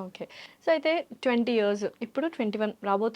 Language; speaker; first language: Telugu; native; Telugu